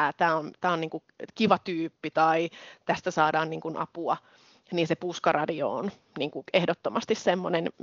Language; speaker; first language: Finnish; native; Finnish